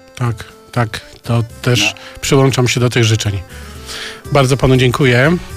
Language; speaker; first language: Polish; native; Polish